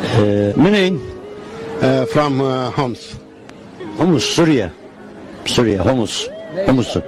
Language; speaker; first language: Turkish; non-native, learner; Arabic